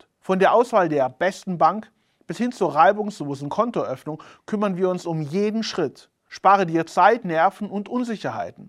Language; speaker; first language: German; native; German